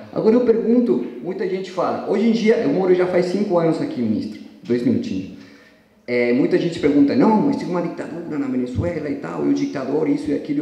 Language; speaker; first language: Portuguese; non-native, fluent; Spanish